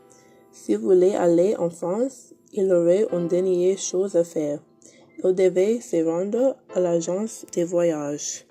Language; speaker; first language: French; non-native, learner; English